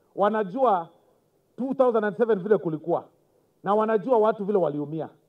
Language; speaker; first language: Swahili; non-native, local second language; Gusii